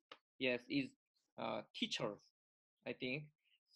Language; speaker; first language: English; non-native, learner; Korean